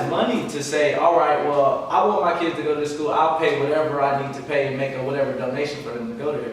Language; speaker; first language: English; native; English